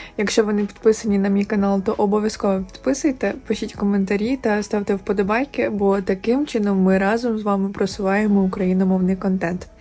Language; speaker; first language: Ukrainian; native; Ukrainian